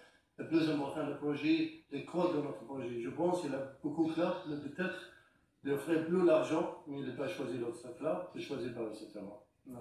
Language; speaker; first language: French; non-native, learner; Arabic